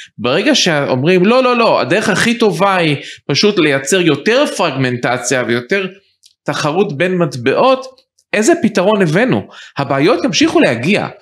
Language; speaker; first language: Hebrew; early bilingual, heritage; Hebrew